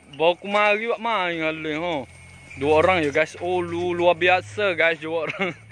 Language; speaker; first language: Malay; native; Malay